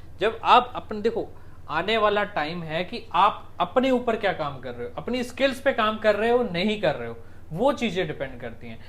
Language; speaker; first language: Hindi; non-native, local second language; Punjabi